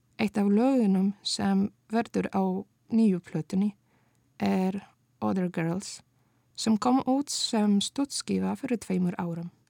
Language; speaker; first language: Icelandic; non-native, fluent; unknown